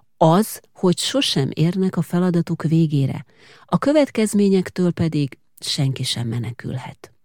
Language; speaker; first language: Hungarian; native; Hungarian